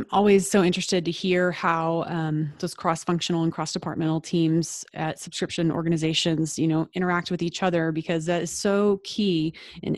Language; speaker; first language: English; native; English